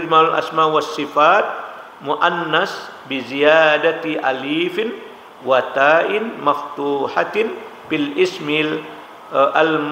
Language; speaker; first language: Arabic; non-native, learner; Indonesian